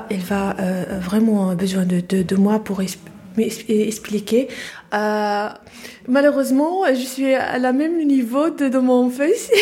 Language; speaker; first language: French; non-native, learner; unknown